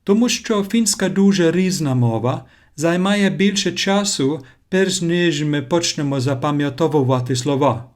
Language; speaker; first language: Ukrainian; non-native, learner; Finnish